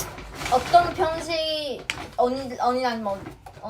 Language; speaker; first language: Korean; non-native, fluent; Chinese